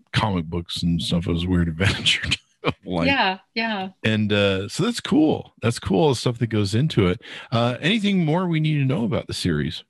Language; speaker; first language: English; native; English